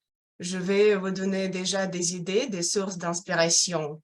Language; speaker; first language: French; non-native, fluent; Russian